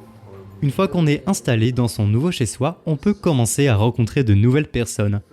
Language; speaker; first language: French; native; French